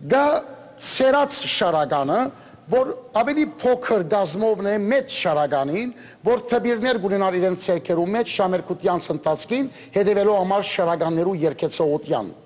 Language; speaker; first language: Armenian; early bilingual, heritage; Armenian